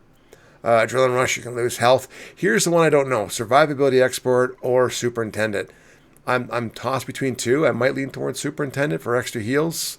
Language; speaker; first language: English; native; English